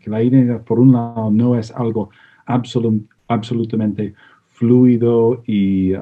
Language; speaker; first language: Spanish; non-native, fluent; English